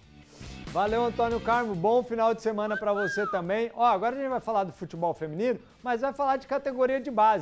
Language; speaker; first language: Portuguese; native; Portuguese